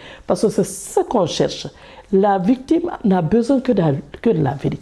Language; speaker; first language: French; non-native, local second language; Fula